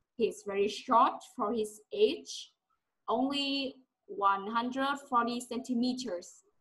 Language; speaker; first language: English; non-native, fluent; Vietnamese